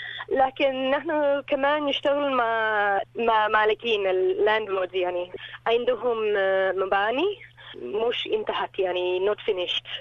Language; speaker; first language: Arabic; non-native, learner; English